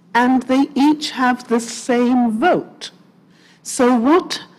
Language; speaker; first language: English; native; English